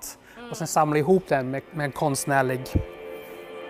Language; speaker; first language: Swedish; non-native, fluent; English